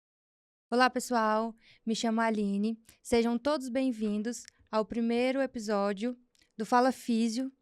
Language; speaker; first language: Portuguese; native; Portuguese